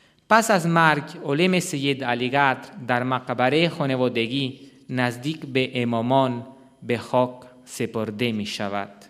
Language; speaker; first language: Persian; non-native, fluent; Italian